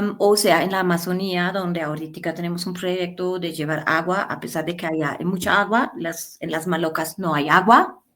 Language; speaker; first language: Spanish; non-native, fluent; German